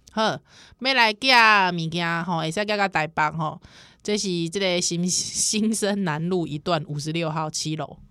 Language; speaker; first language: Chinese; native; Chinese